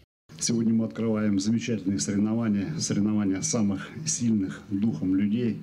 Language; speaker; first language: Russian; native; Russian